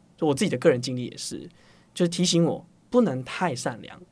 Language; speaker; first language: Chinese; non-native, local second language; Cantonese